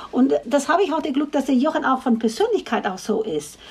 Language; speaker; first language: German; non-native, fluent; Portuguese